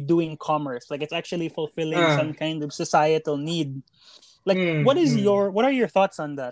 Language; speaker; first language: English; non-native, local second language; Cebuano